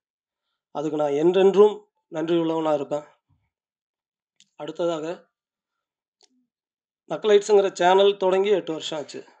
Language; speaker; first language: Tamil; native; Tamil